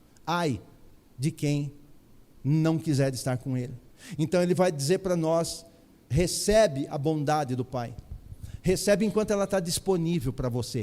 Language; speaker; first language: Portuguese; native; Portuguese